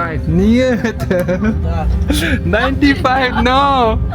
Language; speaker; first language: Russian; non-native, learner; Hindi